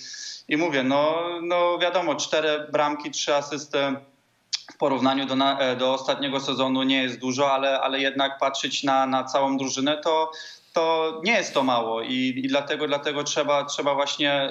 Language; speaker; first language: Polish; early bilingual, heritage; Polish